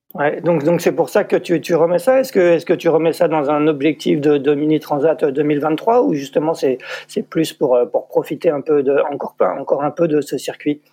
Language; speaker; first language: French; native; French